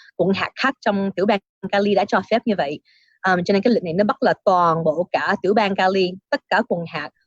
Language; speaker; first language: Vietnamese; early bilingual, heritage; Vietnamese